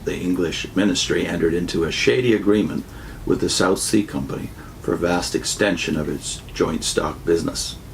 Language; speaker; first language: English; native; English